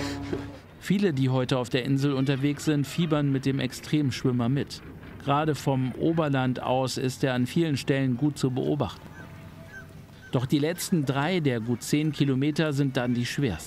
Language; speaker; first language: German; native; German